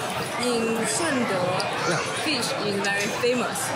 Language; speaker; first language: English; non-native, learner; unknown